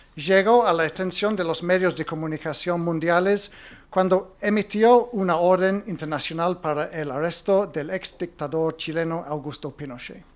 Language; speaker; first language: Spanish; non-native, fluent; English